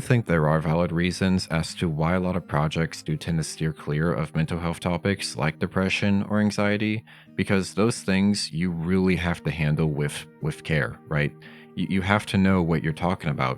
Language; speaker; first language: English; native; English